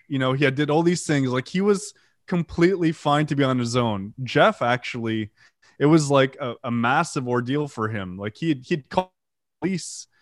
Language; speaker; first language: English; non-native, fluent; French